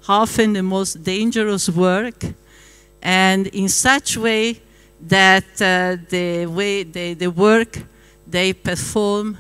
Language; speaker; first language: English; non-native, fluent; Italian